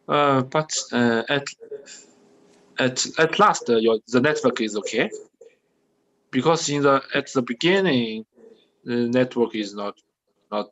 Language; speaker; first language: English; non-native, learner; Chinese